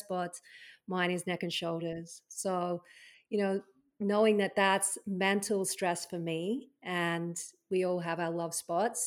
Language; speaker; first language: English; native; English